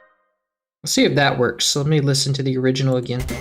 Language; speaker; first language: English; native; English